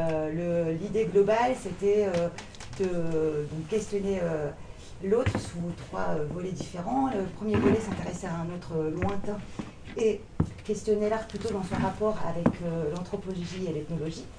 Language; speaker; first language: French; native; French